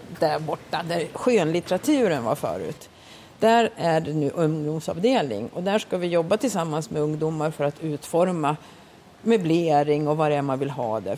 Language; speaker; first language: Swedish; native; Swedish